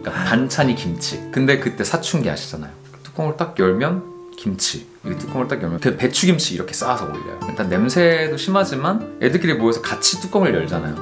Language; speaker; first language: Korean; native; Korean